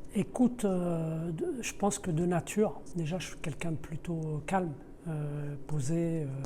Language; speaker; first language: French; early bilingual, other home language; Arabic